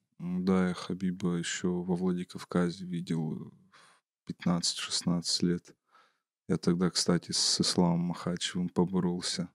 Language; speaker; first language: Russian; native; Russian